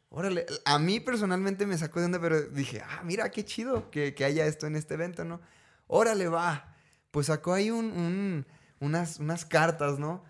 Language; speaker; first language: Spanish; native; Spanish